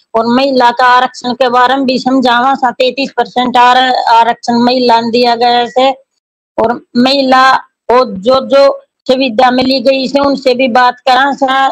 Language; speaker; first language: Hindi; native; Hindi